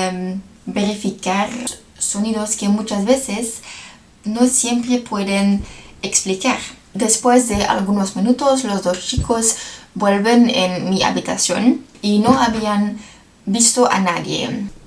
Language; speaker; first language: Spanish; non-native, learner; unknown